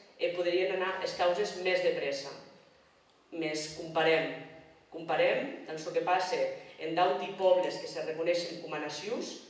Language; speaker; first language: Catalan; non-native, local second language; Occitan